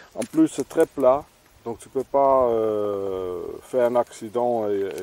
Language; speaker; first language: French; non-native, fluent; Dutch